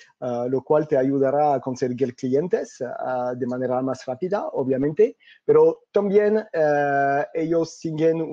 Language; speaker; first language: Spanish; non-native, fluent; French